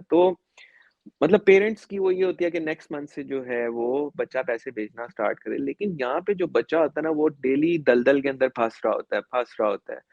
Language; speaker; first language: Urdu; native; Urdu